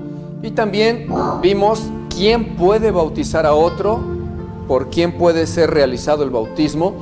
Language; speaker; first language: Spanish; native; Spanish